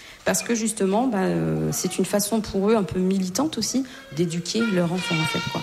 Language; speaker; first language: French; native; French